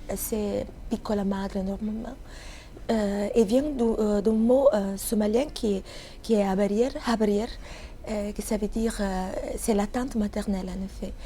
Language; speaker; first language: French; non-native, fluent; Italian